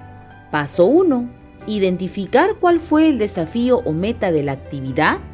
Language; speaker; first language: Spanish; native; Spanish